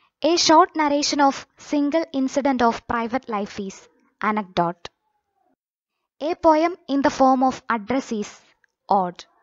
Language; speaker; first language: English; non-native, local second language; Malayalam